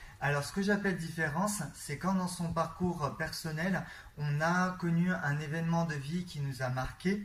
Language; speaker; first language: French; native; French